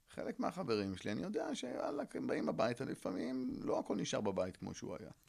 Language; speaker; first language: Hebrew; native; Hebrew